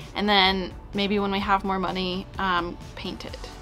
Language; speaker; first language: English; native; English